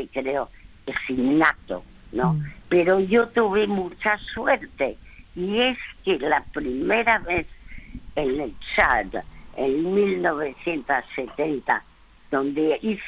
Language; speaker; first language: Spanish; early bilingual, other home language; French